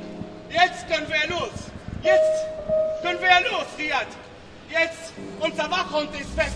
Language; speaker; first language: German; non-native, learner; Arabic